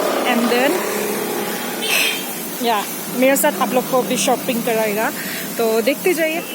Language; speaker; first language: Hindi; non-native, local second language; Assamese